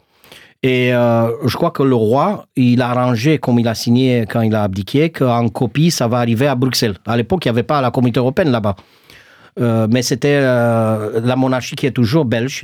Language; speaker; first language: French; non-native, fluent; Romanian